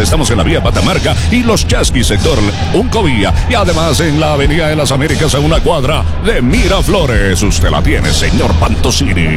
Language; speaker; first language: Spanish; native; Spanish